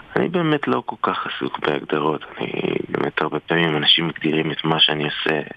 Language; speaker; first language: Hebrew; native; Hebrew